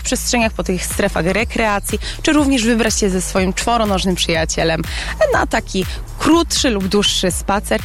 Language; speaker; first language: Polish; native; Polish